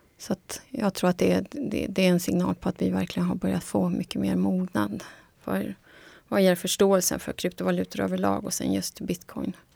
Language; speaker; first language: Swedish; non-native, fluent; Spanish